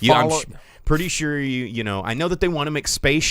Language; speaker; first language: English; native; English